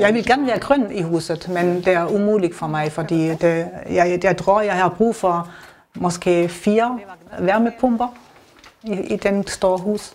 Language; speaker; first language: Danish; non-native, learner; German